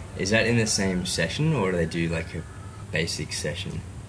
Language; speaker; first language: English; native; English